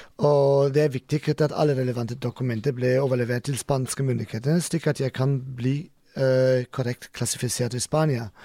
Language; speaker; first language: Norwegian; non-native, learner; German